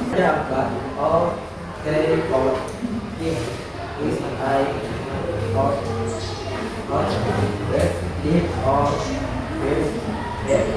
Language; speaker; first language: English; non-native, learner; Indonesian